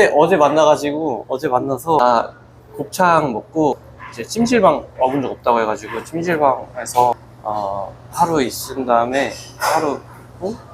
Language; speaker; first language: Korean; native; Korean